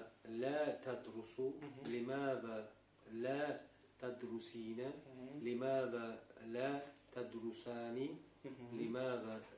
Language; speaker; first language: Arabic; non-native, learner; Russian